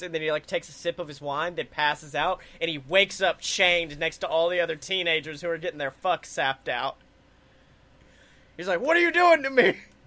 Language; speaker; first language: English; native; English